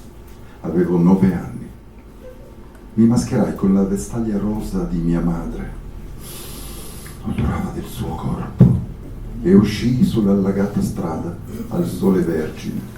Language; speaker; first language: Italian; native; Italian